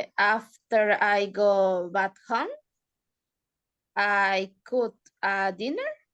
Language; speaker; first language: English; non-native, learner; Spanish